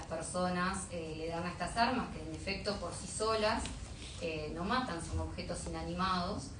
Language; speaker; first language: Spanish; native; Spanish